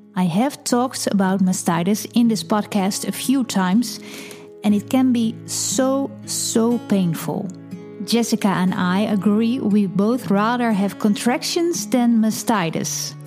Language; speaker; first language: English; non-native, fluent; Dutch